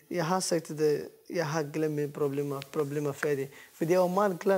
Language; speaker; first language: Danish; non-native, learner; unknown